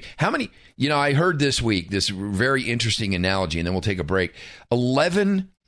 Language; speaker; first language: English; native; English